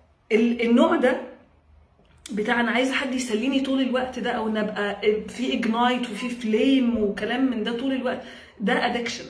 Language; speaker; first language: Arabic; native; Arabic